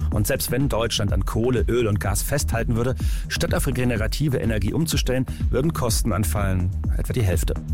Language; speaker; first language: German; native; German